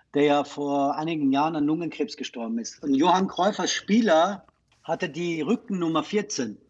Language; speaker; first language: German; non-native, fluent; Persian